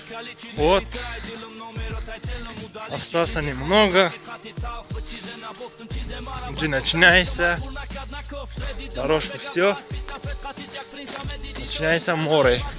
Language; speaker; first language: Russian; non-native, learner; Tajik